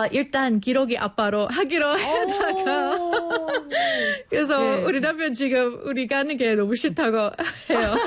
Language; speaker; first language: Korean; non-native, fluent; English